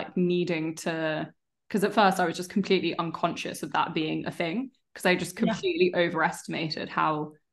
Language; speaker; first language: English; native; English